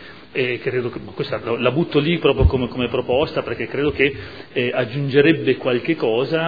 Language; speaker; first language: Italian; native; Italian